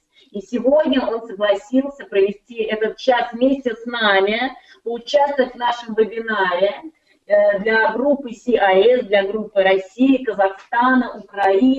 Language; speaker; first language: Russian; native; Russian